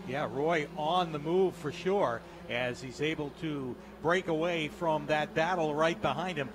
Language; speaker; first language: English; native; English